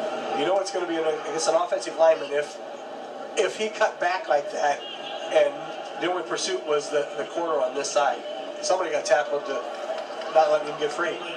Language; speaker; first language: English; native; English